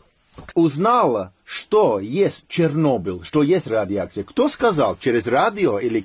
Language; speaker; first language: Russian; non-native, learner; English